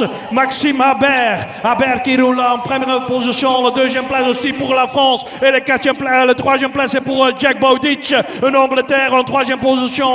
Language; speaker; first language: French; non-native, local second language; Dutch